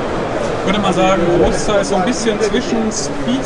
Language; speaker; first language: German; native; German